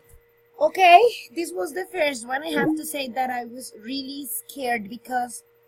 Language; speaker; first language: English; non-native, fluent; Spanish